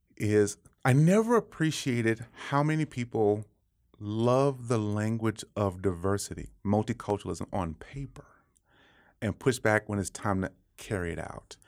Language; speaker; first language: English; native; English